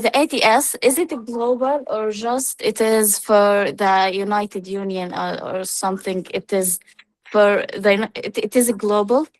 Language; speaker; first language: English; non-native, learner; Arabic